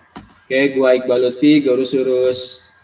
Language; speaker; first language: Indonesian; native; Indonesian